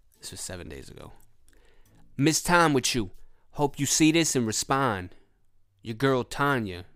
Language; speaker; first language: English; native; English